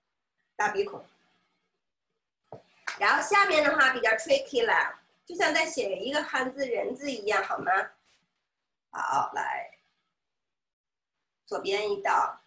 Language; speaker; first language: Chinese; native; Chinese